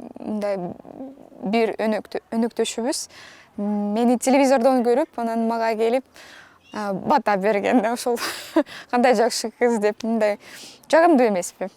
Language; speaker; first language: Kyrgyz; non-native, local second language; Russian